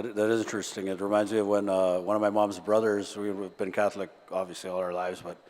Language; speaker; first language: English; early bilingual, other home language; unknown